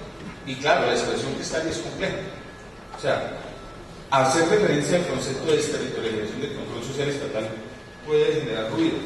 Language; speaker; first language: Spanish; native; Spanish